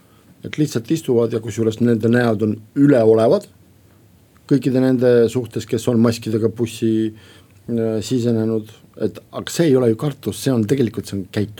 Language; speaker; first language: Estonian; non-native, local second language; Russian